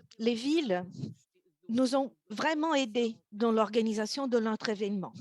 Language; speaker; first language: French; non-native, fluent; Portuguese